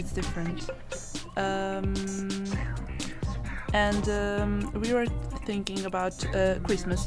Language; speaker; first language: English; non-native, learner; Portuguese